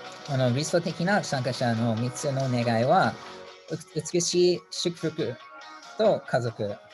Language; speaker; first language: Japanese; non-native, fluent; English